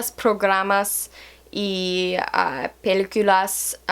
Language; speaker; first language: Spanish; non-native, learner; English